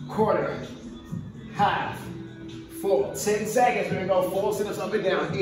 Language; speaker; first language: English; native; English